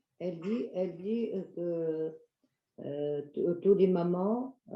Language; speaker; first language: French; non-native, local second language; Arabic